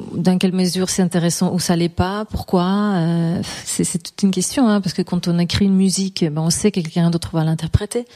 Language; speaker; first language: French; non-native, fluent; Spanish